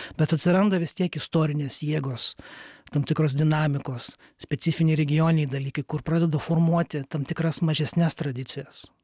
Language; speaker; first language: Lithuanian; native; Lithuanian